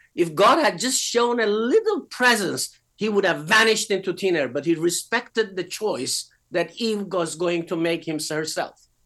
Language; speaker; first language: English; non-native, fluent; Persian